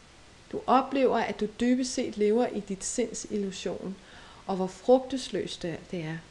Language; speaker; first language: Danish; native; Danish